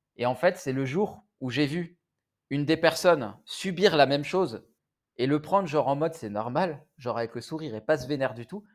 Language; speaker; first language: French; native; French